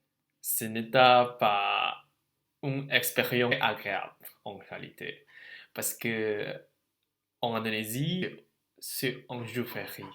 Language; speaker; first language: French; non-native, learner; Indonesian